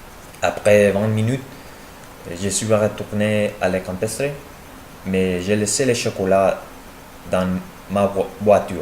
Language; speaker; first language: French; non-native, learner; Spanish